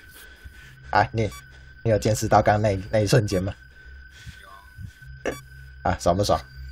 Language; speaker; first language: Chinese; native; Chinese